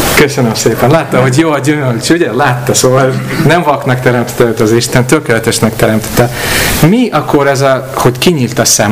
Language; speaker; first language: Hungarian; non-native, fluent; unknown